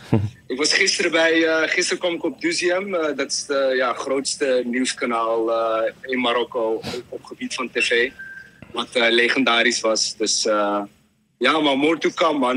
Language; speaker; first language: Dutch; early bilingual, other home language; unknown